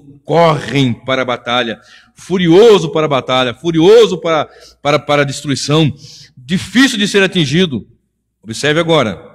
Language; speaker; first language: Portuguese; native; Portuguese